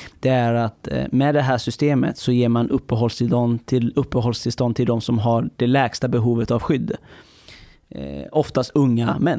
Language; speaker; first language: Swedish; early bilingual, other home language; Persian